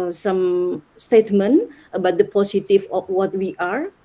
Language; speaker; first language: English; non-native, learner; Indonesian